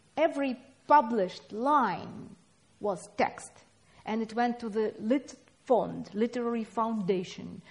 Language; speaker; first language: English; non-native, fluent; Russian